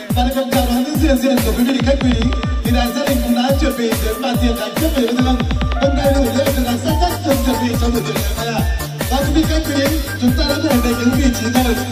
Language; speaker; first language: Vietnamese; non-native, local second language; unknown